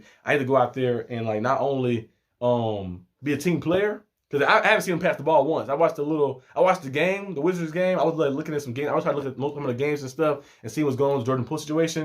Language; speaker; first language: English; native; English